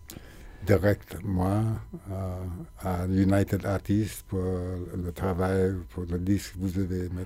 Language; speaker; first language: French; non-native, learner; English